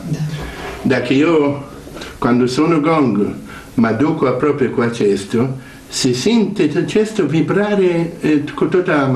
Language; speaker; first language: Romanian; non-native, learner; Italian